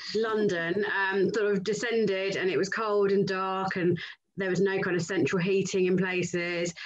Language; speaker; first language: English; native; English